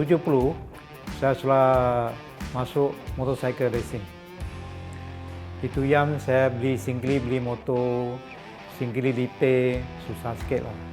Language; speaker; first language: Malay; non-native, local second language; Chinese